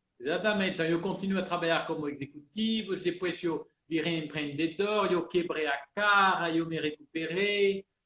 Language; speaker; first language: Portuguese; early bilingual, heritage; Portuguese